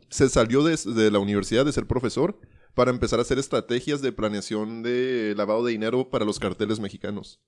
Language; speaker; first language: Spanish; early bilingual, heritage; Spanish